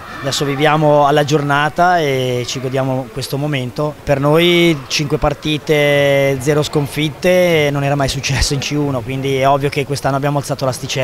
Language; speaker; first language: Italian; native; Italian